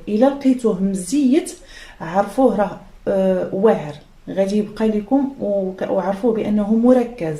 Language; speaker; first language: Arabic; native; Arabic